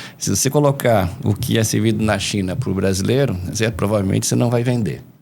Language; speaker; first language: Portuguese; early bilingual, other home language; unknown